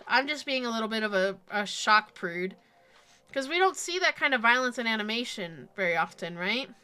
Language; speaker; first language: English; native; English